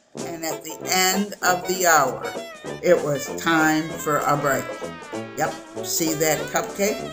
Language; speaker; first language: English; native; English